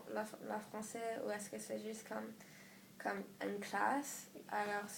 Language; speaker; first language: French; non-native, learner; English